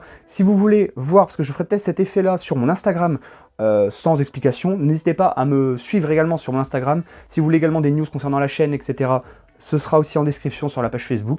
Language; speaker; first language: French; native; French